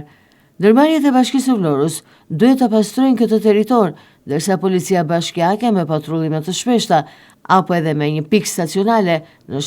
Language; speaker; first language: Albanian; native; Albanian